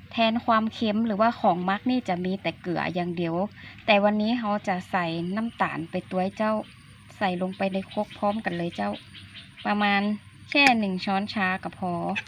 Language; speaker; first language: Thai; non-native, local second language; Iu Mien